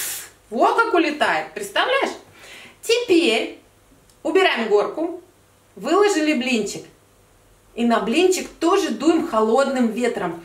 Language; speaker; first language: Russian; native; Russian